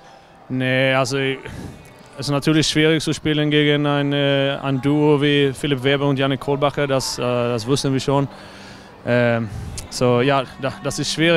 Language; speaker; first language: German; non-native, fluent; Swedish